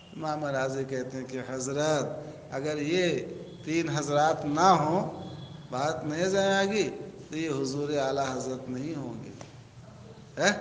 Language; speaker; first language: Urdu; native; Urdu